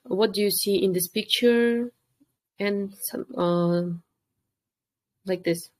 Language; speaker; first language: English; non-native, fluent; Kyrgyz